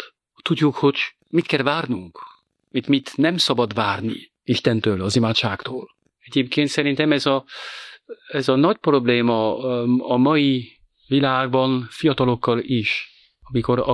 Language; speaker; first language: Hungarian; non-native, fluent; French